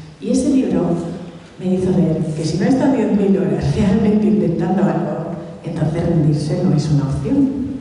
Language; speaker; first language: Spanish; early bilingual, other home language; Catalan